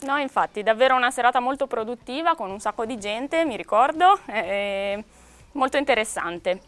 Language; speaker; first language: Italian; native; Italian